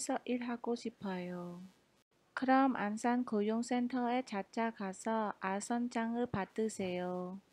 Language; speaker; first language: Korean; non-native, fluent; Khmer